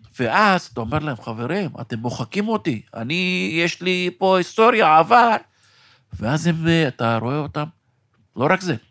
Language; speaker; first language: Hebrew; non-native, local second language; Arabic